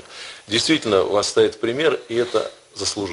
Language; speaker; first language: Russian; native; Russian